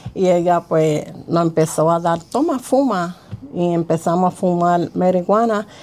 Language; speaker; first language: Spanish; early bilingual, heritage; Spanish